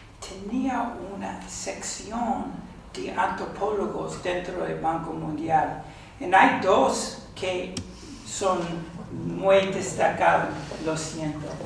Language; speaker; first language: Spanish; non-native, fluent; English